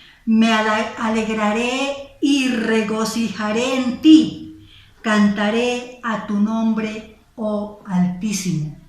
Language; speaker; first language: Spanish; native; Spanish